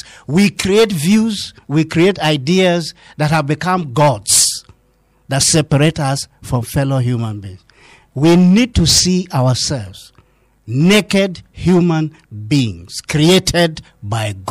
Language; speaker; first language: English; non-native, local second language; Hausa